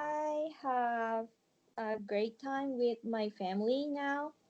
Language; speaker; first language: English; non-native, learner; Japanese